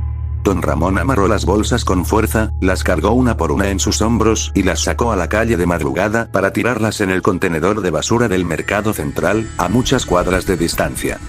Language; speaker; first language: Spanish; native; Spanish